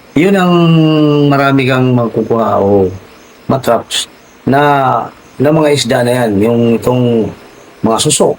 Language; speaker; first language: Filipino; non-native, local second language; Cebuano